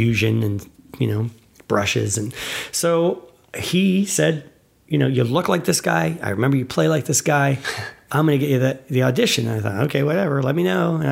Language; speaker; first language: English; native; English